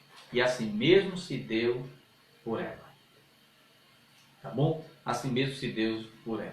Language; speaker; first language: Portuguese; native; Portuguese